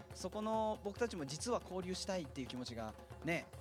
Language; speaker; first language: Japanese; native; Japanese